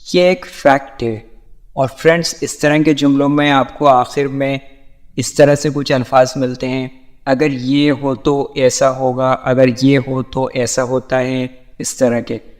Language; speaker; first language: Urdu; native; Urdu